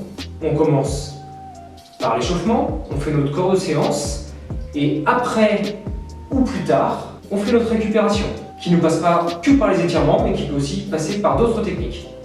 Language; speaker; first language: French; native; French